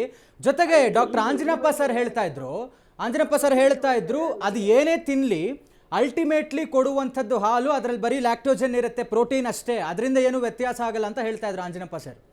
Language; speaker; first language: Kannada; native; Kannada